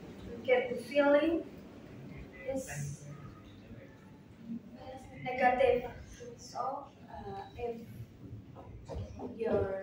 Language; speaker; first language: English; non-native, learner; Indonesian